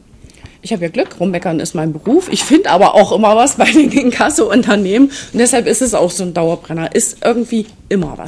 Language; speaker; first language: German; native; German